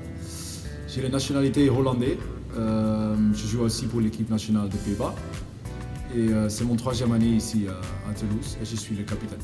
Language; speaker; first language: French; non-native, learner; Dutch